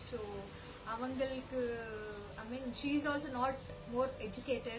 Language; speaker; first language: Tamil; non-native, learner; Telugu